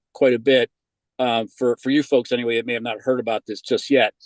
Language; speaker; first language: English; native; English